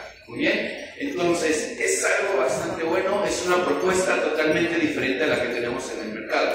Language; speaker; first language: Spanish; native; Spanish